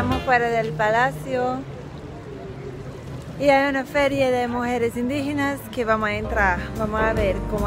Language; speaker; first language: Spanish; non-native, fluent; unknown